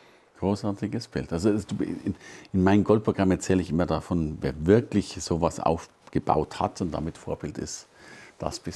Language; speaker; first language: German; native; German